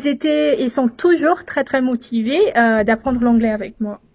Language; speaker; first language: French; non-native, fluent; English